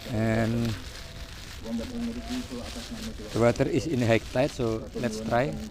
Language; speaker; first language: English; non-native, learner; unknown